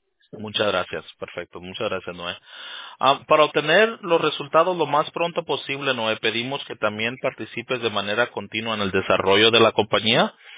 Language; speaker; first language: Spanish; early bilingual, heritage; Spanish